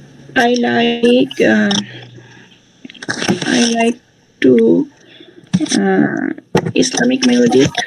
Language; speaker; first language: English; non-native, learner; Bangla